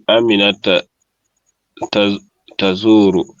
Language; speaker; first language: Arabic; non-native, learner; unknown